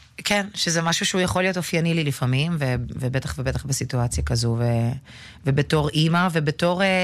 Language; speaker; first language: Hebrew; early bilingual, other home language; Russian